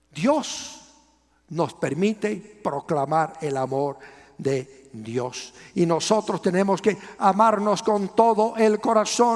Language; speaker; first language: Spanish; native; Spanish